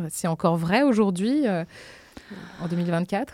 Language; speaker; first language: French; native; French